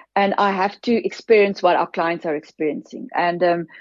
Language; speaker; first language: English; non-native, local second language; Afrikaans